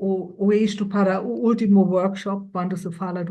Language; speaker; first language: Portuguese; non-native, fluent; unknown